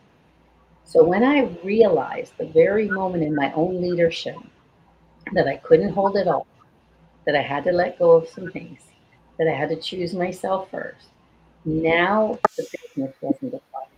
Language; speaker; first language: English; native; English